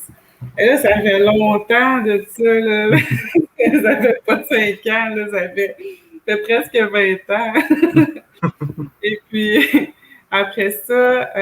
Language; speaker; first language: French; native; French